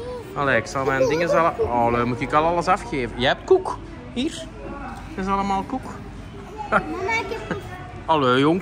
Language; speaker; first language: Dutch; native; Dutch